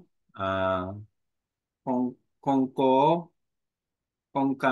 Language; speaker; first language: Vietnamese; non-native, learner; Korean